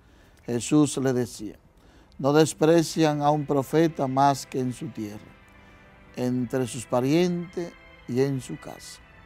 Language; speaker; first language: Spanish; native; Spanish